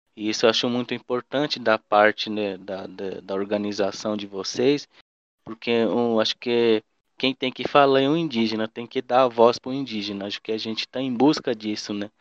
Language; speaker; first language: Portuguese; non-native, local second language; Guarani